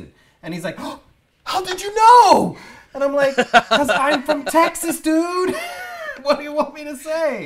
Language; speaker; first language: English; native; English